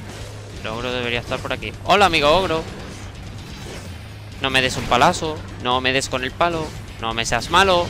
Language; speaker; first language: Spanish; native; Spanish